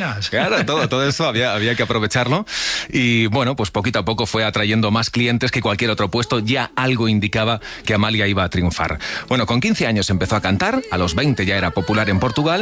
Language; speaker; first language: Spanish; native; Spanish